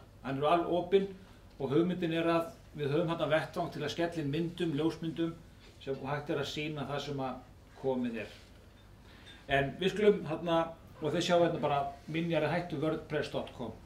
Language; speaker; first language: Icelandic; native; Icelandic